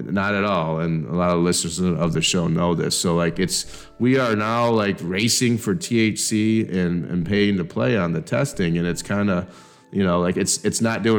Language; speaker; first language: English; native; English